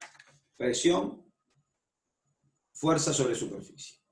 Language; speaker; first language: Spanish; native; Spanish